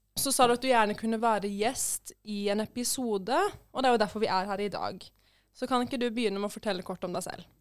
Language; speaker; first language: Norwegian; native; Norwegian